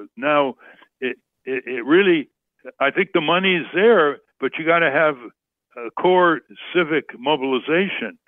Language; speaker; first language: English; native; English